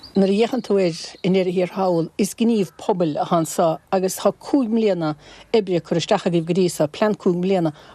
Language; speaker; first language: Irish; native; Irish